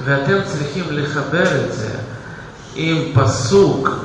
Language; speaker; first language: Hebrew; non-native, fluent; Russian